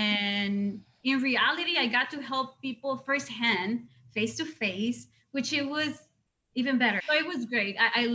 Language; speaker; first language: English; non-native, fluent; Spanish